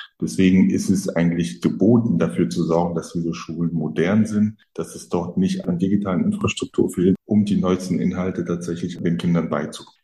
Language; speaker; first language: German; early bilingual, other home language; French